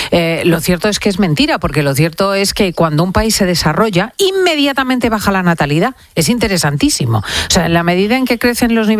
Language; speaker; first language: Spanish; native; Spanish